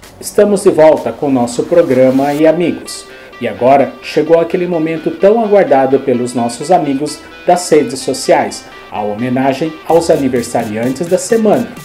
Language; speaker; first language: Portuguese; native; Portuguese